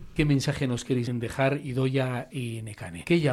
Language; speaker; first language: Spanish; native; Spanish